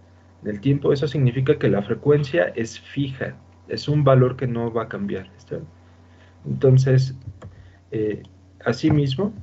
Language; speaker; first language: Spanish; native; Spanish